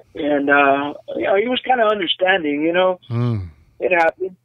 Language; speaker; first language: English; native; English